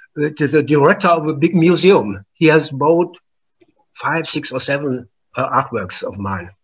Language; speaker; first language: English; non-native, learner; German